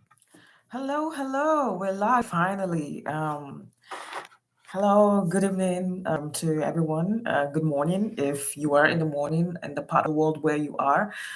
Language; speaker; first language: English; non-native, local second language; Yoruba